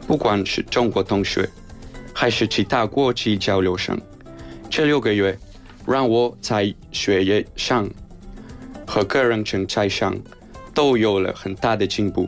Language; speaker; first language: Chinese; non-native, fluent; Spanish